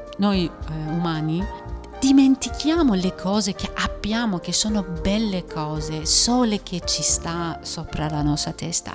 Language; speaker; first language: Italian; non-native, fluent; Persian